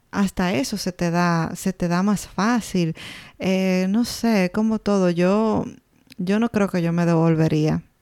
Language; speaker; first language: Spanish; native; Spanish